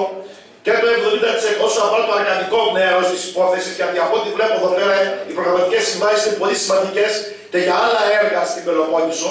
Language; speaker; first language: Greek; native; Greek